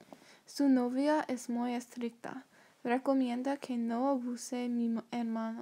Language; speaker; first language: Spanish; non-native, learner; English